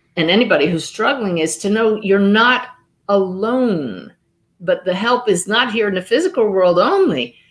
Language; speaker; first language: English; native; English